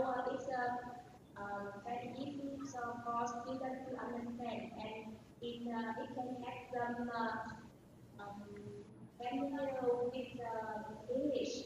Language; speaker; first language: English; non-native, learner; Vietnamese